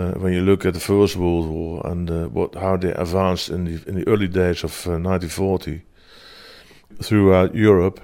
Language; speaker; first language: English; non-native, fluent; Dutch